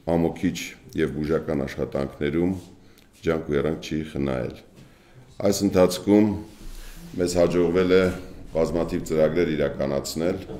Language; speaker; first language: Armenian; native; Armenian